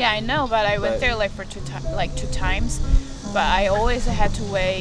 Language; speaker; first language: English; non-native, fluent; Korean